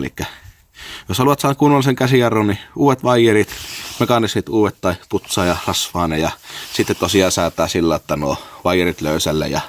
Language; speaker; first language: Finnish; native; Finnish